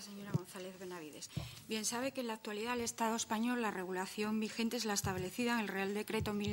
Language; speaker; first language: Spanish; native; Spanish